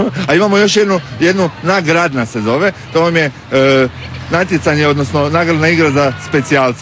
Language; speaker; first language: Croatian; native; Croatian